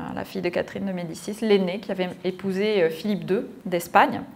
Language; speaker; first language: French; native; French